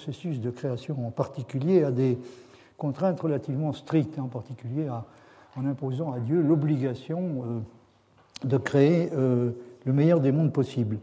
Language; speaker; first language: French; native; French